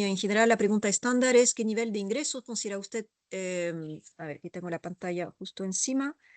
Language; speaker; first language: Spanish; non-native, fluent; French